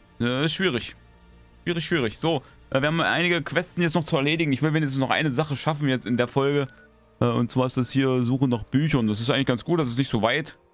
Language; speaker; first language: German; native; German